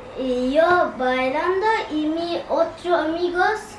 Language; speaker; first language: Spanish; early bilingual, heritage; Turkish